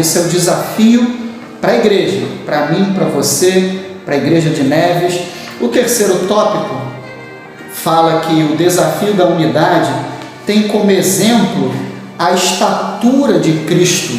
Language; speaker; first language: Portuguese; native; Portuguese